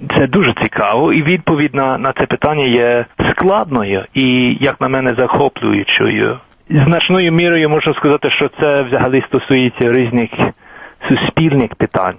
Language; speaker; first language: Ukrainian; non-native, fluent; English